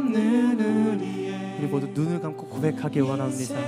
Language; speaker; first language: Korean; native; Korean